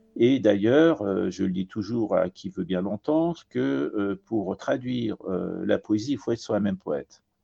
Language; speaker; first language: French; early bilingual, other home language; Persian